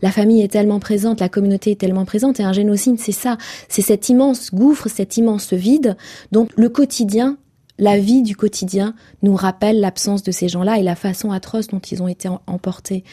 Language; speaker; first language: French; non-native, local second language; Kinyarwanda